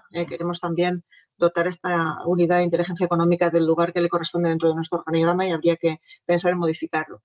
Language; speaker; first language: Spanish; native; Spanish